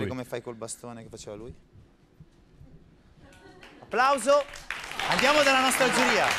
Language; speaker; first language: Italian; native; Italian